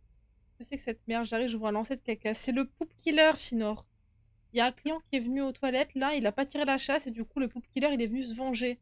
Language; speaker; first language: French; native; French